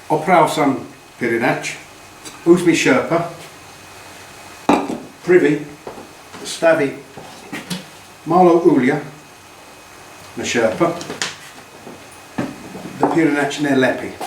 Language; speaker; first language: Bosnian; non-native, learner; English